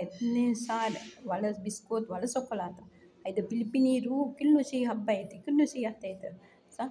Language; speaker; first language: Arabic; non-native, learner; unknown